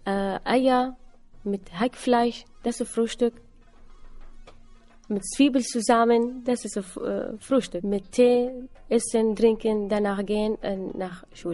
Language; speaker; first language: German; non-native, learner; Assyrian Neo-Aramaic